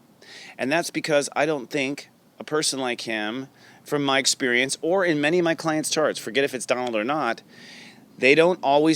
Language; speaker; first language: English; native; English